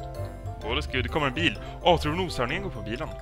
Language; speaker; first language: Swedish; native; Swedish